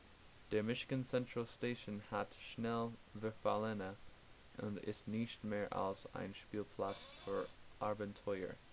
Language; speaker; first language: German; non-native, learner; English